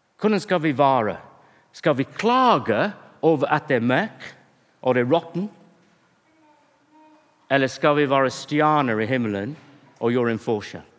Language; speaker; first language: Norwegian; non-native, fluent; English